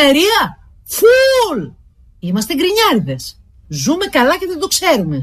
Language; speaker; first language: Greek; native; Greek